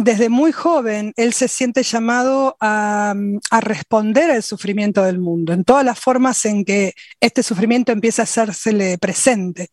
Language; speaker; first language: Spanish; native; Spanish